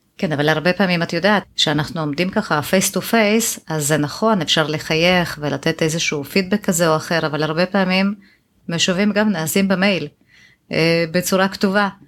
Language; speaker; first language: Hebrew; native; Hebrew